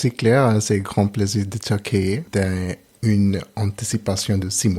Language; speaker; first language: French; non-native, learner; Telugu